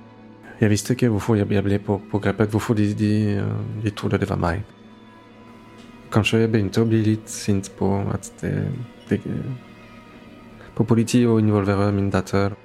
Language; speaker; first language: Norwegian; non-native, fluent; French